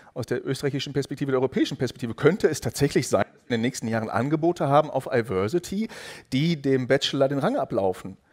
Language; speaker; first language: German; native; German